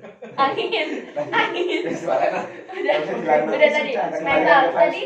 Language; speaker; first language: Indonesian; native; Indonesian